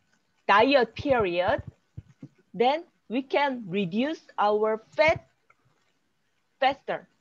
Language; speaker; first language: English; non-native, learner; Korean